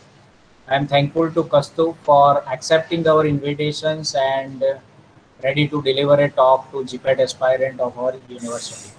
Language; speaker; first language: English; non-native, local second language; Gujarati